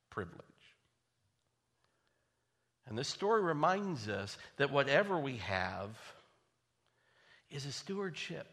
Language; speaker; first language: English; native; English